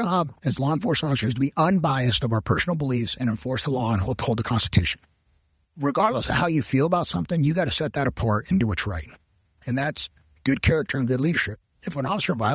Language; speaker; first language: English; non-native, local second language; Spanish